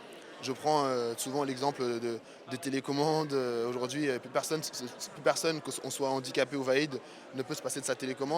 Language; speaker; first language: French; native; French